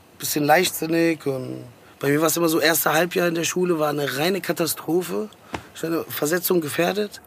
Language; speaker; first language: German; early bilingual, other home language; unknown